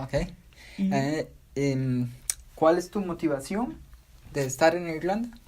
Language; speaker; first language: Portuguese; non-native, learner; Spanish